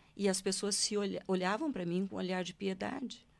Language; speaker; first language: Portuguese; native; Portuguese